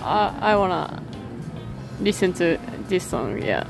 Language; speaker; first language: English; non-native, learner; Japanese